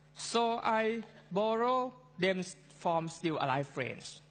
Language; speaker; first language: English; non-native, fluent; Thai